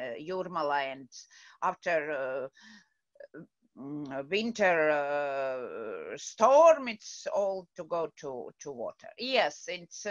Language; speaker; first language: English; non-native, learner; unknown